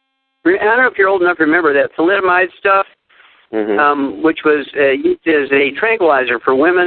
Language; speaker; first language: English; native; English